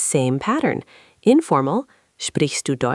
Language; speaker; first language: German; non-native, fluent; English